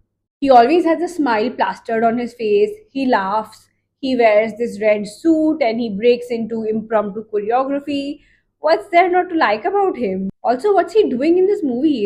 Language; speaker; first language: English; non-native, local second language; Hindi